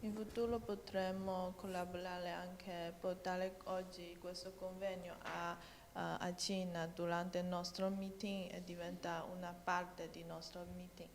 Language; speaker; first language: Italian; non-native, learner; Chinese